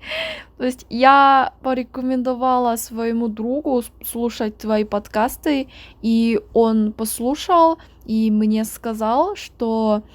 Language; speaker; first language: Russian; non-native, learner; Korean